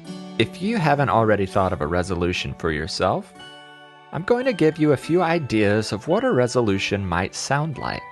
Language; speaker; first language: English; native; English